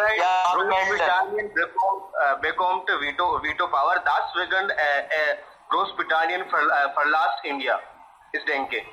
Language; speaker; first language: German; non-native, learner; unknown